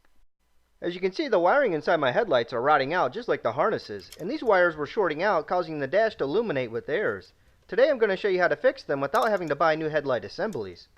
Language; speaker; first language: English; native; English